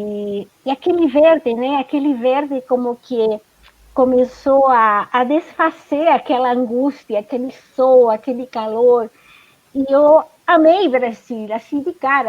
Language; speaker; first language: Portuguese; non-native, fluent; Spanish